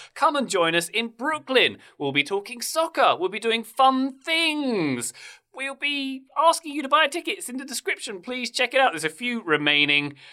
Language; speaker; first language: English; native; English